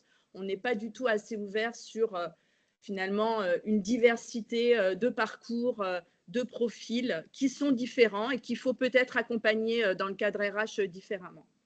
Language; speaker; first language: French; native; French